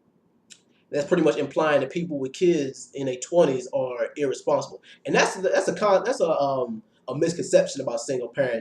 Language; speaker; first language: English; native; English